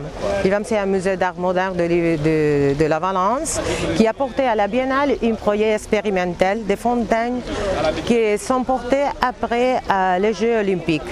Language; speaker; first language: French; non-native, learner; Spanish